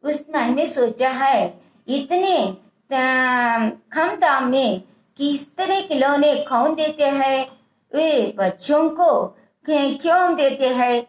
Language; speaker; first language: Hindi; non-native, local second language; Telugu